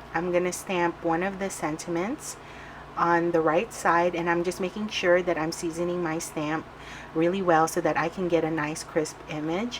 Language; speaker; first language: English; native; English